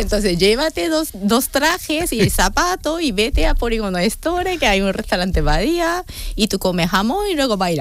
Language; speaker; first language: Spanish; non-native, fluent; Japanese